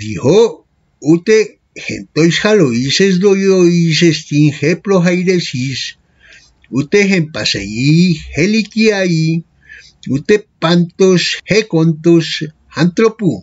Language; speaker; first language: Greek; non-native, fluent; Spanish